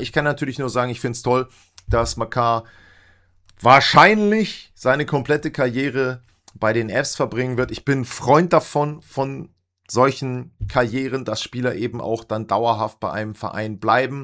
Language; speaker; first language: German; native; German